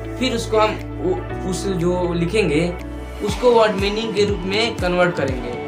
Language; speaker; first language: Hindi; native; Hindi